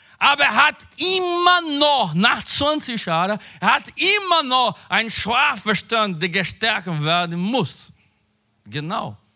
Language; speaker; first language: German; non-native, learner; Portuguese